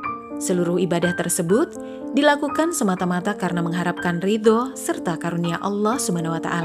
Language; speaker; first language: Indonesian; native; Indonesian